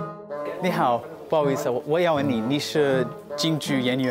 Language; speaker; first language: Chinese; non-native, fluent; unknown